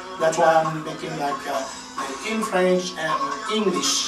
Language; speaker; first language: English; non-native, fluent; Lingala